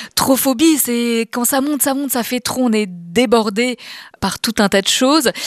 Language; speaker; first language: French; native; French